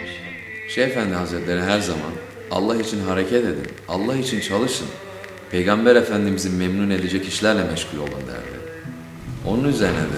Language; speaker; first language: Turkish; native; Turkish